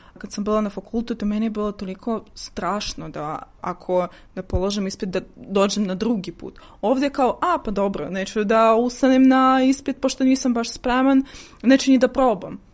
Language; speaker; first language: Serbian; non-native, fluent; Russian